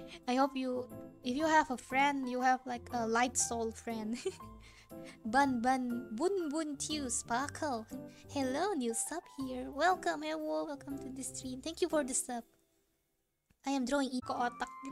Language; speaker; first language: English; non-native, fluent; Indonesian